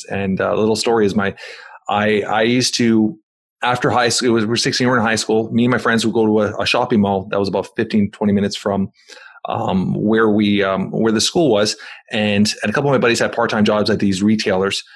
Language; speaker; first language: English; native; English